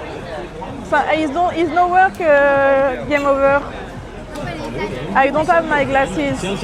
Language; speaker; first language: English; non-native, learner; French